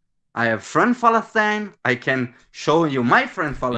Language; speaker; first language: English; non-native, learner; Hebrew